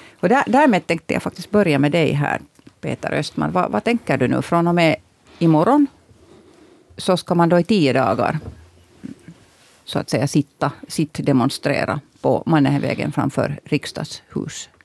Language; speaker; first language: Swedish; native; Swedish